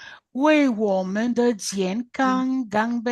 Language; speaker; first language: Chinese; non-native, learner; Greek